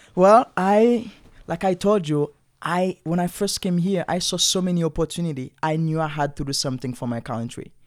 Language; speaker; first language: English; non-native, fluent; Haitian Creole